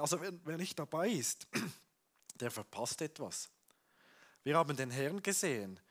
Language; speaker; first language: German; native; German